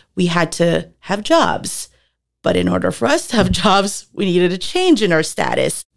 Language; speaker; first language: English; early bilingual, other home language; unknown